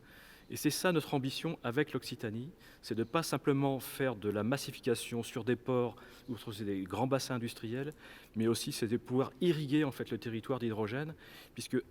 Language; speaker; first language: French; native; French